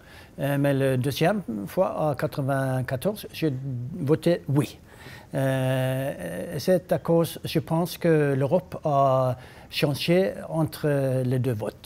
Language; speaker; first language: French; non-native, learner; Norwegian